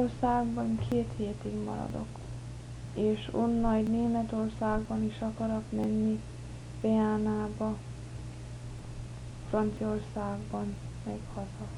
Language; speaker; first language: Hungarian; early bilingual, heritage; English